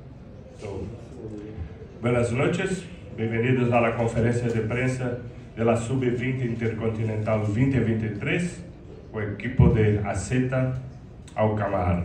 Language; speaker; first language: Spanish; non-native, fluent; Portuguese